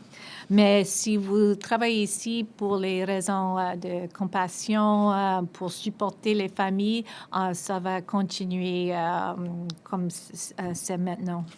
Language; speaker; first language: French; non-native, local second language; English